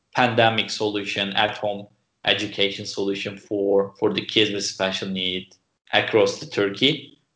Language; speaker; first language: English; non-native, fluent; Turkish